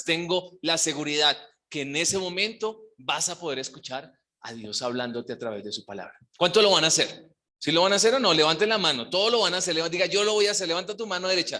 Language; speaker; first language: Spanish; native; Spanish